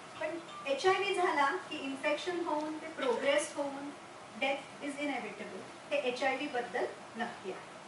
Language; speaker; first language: Marathi; non-native, local second language; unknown